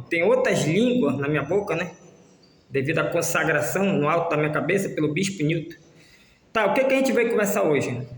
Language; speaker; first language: Portuguese; native; Portuguese